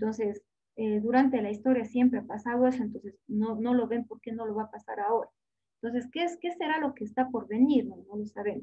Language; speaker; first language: Spanish; native; Spanish